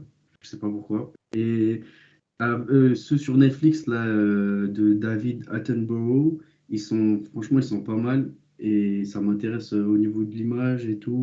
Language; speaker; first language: French; native; French